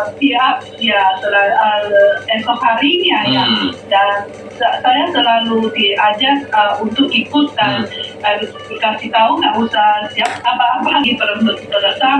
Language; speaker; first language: Indonesian; non-native, fluent; Chinese